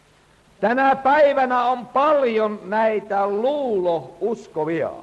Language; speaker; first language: Finnish; native; Finnish